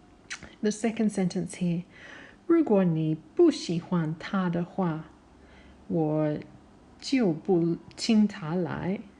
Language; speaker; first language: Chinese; non-native, fluent; English